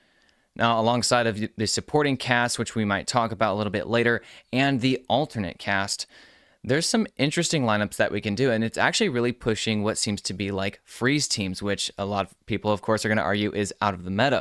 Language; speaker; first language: English; native; English